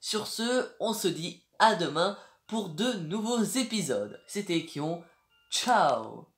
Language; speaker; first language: French; native; French